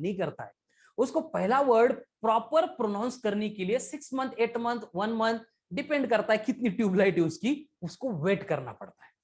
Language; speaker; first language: Hindi; non-native, local second language; Marathi